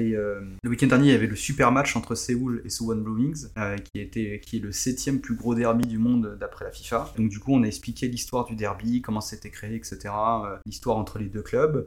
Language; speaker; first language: French; early bilingual, other home language; Portuguese